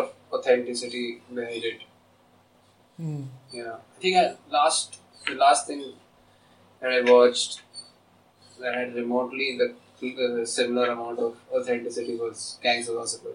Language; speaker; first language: English; non-native, local second language; Hindi